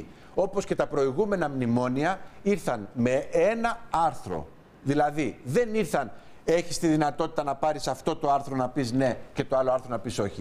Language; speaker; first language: Greek; native; Greek